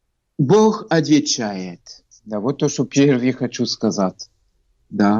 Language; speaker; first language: Russian; non-native, fluent; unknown